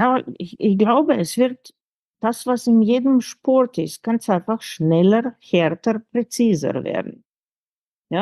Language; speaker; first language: German; non-native, fluent; Slovenian